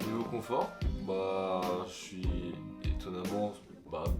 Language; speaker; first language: French; native; French